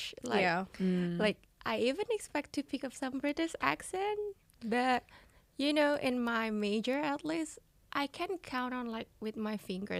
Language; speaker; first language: English; non-native, fluent; Indonesian